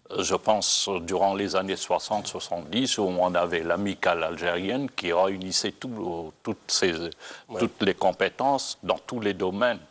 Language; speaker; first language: French; non-native, local second language; Morisyen